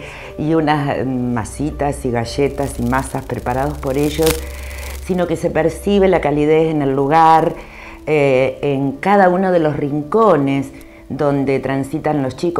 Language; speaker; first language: Spanish; native; Spanish